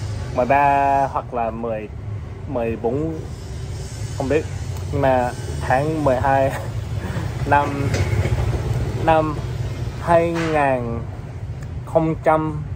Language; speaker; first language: Vietnamese; non-native, learner; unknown